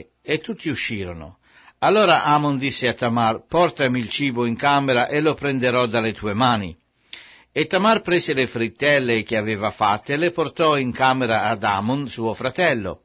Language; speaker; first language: Italian; native; Italian